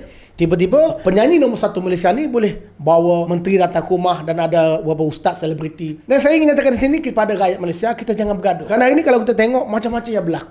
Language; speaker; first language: Malay; native; Malay